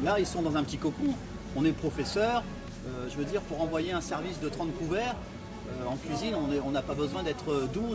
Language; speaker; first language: French; native; French